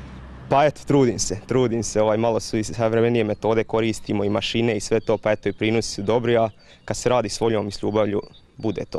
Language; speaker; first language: Croatian; native; Croatian